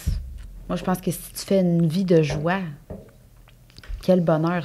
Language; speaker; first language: French; native; French